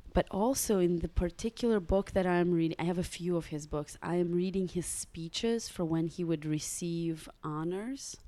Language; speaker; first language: English; early bilingual, other home language; Russian